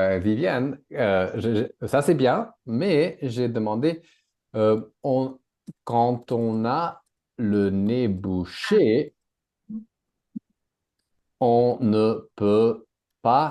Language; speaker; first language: French; native; French